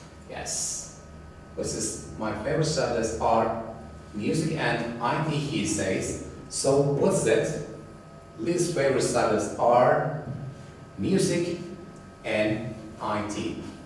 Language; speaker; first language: English; non-native, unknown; Turkish